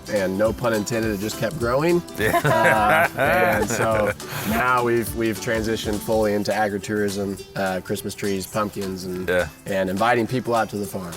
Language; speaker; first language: English; native; English